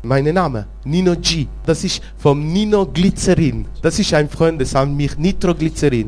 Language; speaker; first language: German; non-native, local second language; French